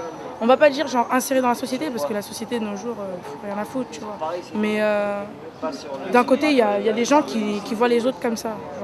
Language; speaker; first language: French; native; French